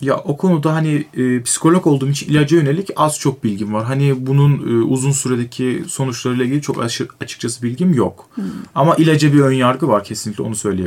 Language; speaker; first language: Turkish; native; Turkish